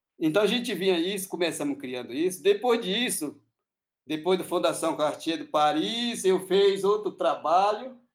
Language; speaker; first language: Portuguese; non-native, local second language; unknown